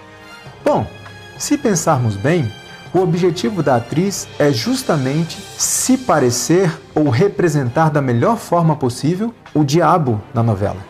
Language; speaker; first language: Portuguese; native; Portuguese